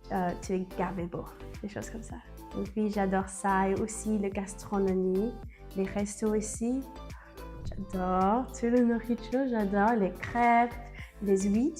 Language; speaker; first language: French; non-native, learner; English